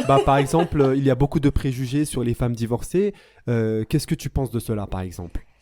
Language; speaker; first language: French; native; French